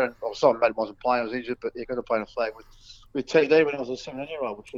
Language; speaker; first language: English; native; English